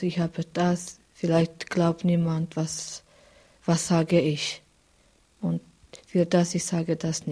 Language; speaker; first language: German; non-native, learner; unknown